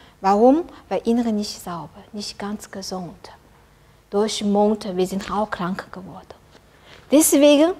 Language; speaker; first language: German; non-native, learner; Chinese